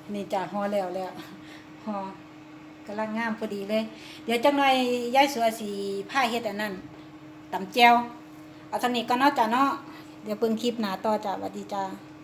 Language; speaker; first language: Thai; native; Thai